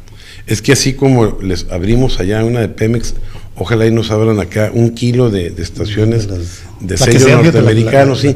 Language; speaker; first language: Spanish; native; Spanish